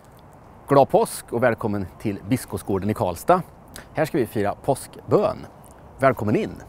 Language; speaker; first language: Swedish; native; Swedish